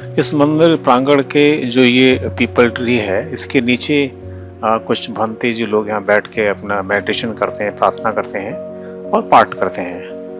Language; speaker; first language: Hindi; native; Hindi